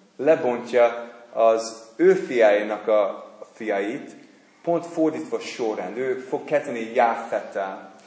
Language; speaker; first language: Hungarian; non-native, fluent; English